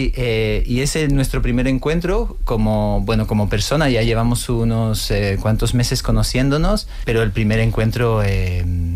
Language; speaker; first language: Spanish; non-native, fluent; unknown